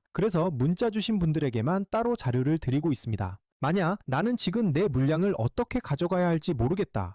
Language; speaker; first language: Korean; native; Korean